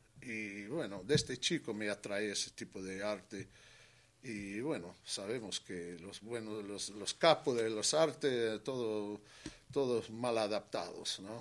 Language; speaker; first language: Spanish; non-native, fluent; English